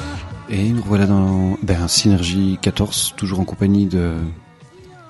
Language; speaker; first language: French; native; French